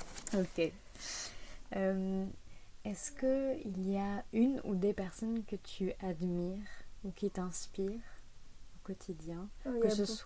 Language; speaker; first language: French; native; French